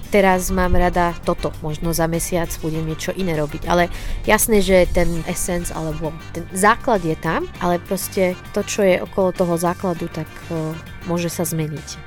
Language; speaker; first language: Slovak; non-native, fluent; Arabic